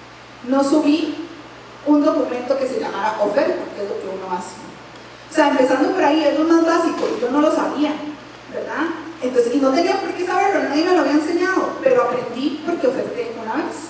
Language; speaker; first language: Spanish; native; Spanish